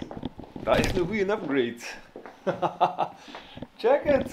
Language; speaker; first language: Dutch; native; Dutch